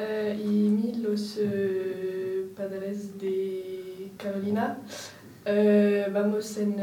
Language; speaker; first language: Spanish; non-native, learner; French